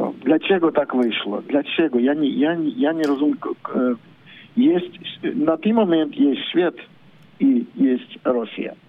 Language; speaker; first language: Polish; non-native, learner; Ukrainian